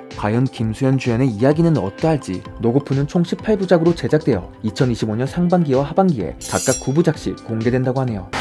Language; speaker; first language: Korean; native; Korean